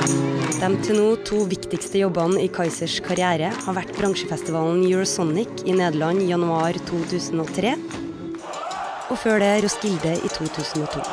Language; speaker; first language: Norwegian; native; Norwegian